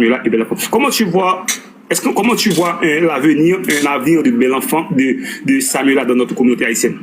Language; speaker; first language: French; non-native, local second language; Haitian Creole